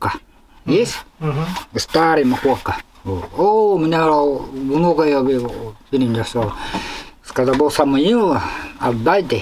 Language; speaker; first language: Russian; non-native, local second language; Yakut